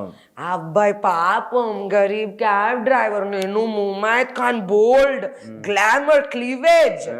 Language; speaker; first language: Telugu; non-native, local second language; Hindi